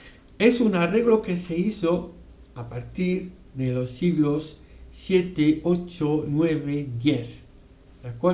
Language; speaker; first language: Spanish; non-native, fluent; French